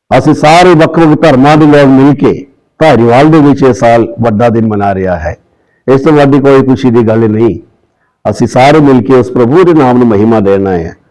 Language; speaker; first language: Punjabi; non-native, local second language; Malayalam